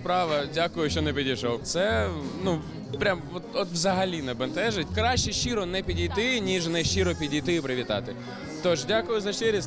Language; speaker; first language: Ukrainian; native; Ukrainian